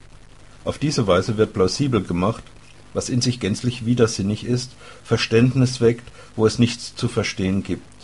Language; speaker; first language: German; native; German